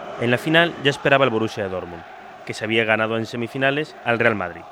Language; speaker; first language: Spanish; native; Spanish